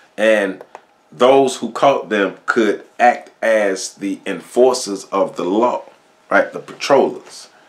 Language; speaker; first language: English; native; English